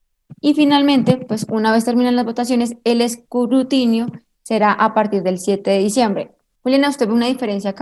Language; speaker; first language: Spanish; native; Spanish